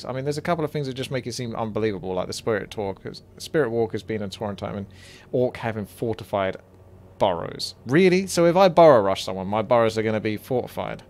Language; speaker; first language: English; native; English